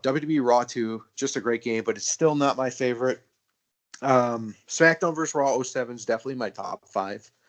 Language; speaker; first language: English; native; English